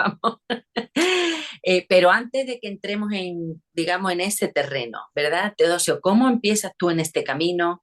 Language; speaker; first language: Spanish; native; Spanish